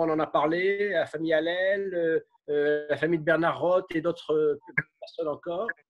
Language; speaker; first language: French; native; French